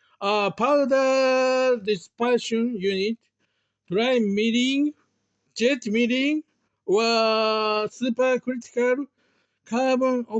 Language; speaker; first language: English; non-native, learner; Japanese